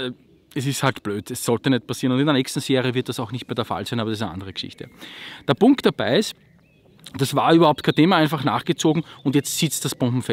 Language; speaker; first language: German; native; German